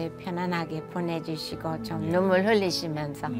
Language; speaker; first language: Korean; non-native, fluent; English